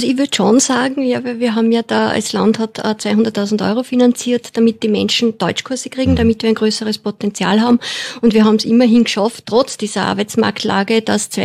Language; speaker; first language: German; native; German